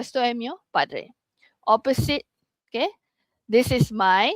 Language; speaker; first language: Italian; non-native, learner; Malay